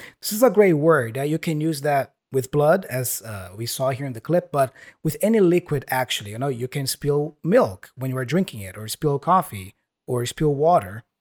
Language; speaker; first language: English; non-native, fluent; Portuguese